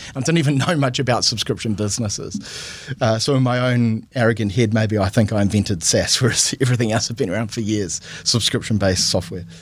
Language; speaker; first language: English; native; English